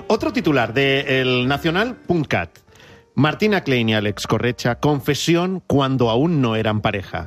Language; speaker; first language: Spanish; native; Spanish